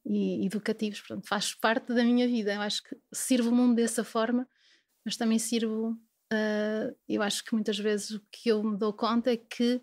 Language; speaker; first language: Portuguese; native; Portuguese